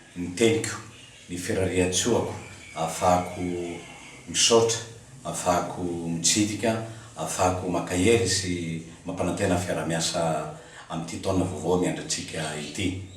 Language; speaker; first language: Malagasy; non-native, fluent; Spanish